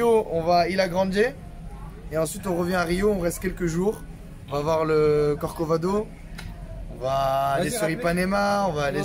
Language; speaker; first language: French; native; French